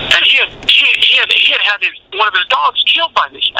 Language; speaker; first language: English; native; English